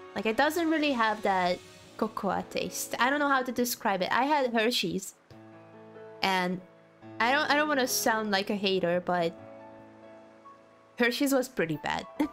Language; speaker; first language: English; non-native, fluent; Hungarian